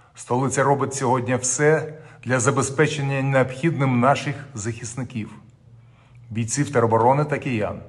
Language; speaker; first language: Ukrainian; non-native, local second language; Russian